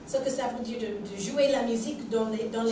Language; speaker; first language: French; non-native, fluent; English